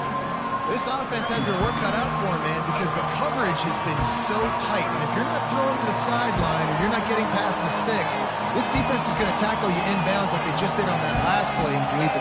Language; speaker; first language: English; native; English